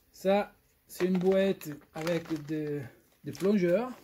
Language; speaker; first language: French; non-native, fluent; Portuguese